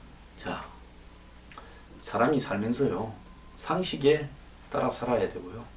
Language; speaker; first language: Korean; native; Korean